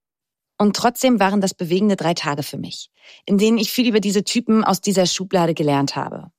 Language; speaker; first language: German; native; German